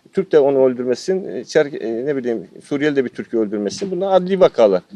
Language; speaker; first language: Turkish; native; Turkish